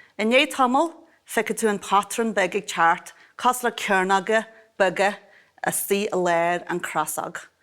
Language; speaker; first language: Irish; native; Irish